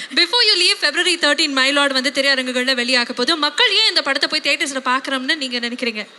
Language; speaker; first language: Tamil; native; Tamil